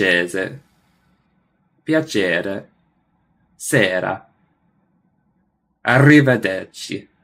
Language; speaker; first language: Italian; non-native, learner; English